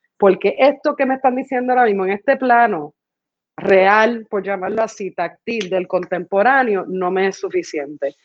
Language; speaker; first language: Spanish; early bilingual, other home language; English